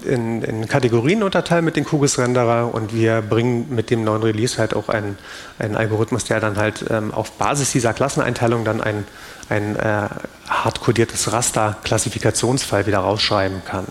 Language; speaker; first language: German; native; German